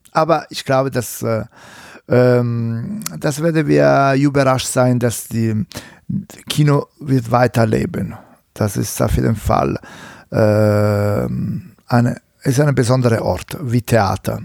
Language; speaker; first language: German; non-native, fluent; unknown